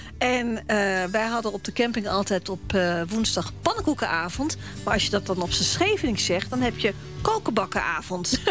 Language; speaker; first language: Dutch; native; Dutch